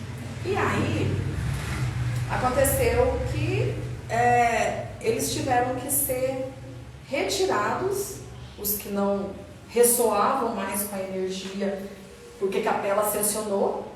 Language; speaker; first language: Portuguese; native; Portuguese